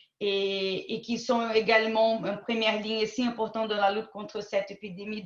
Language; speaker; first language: French; non-native, fluent; Portuguese